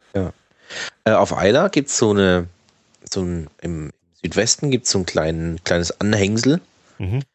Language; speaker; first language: German; native; German